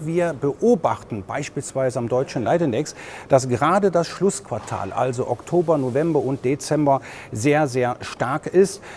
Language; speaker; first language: German; native; German